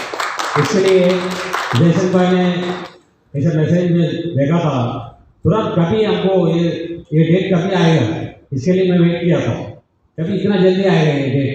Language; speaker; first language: Hindi; non-native, local second language; Malayalam